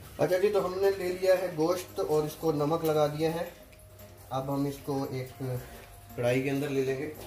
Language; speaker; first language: Urdu; non-native, local second language; Punjabi